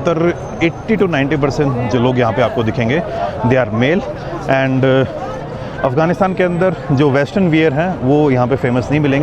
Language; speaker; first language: Hindi; native; Hindi